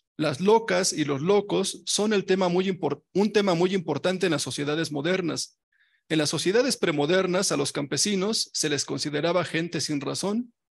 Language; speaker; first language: Spanish; native; Spanish